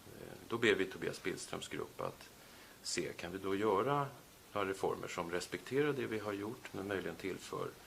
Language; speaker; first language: Swedish; native; Swedish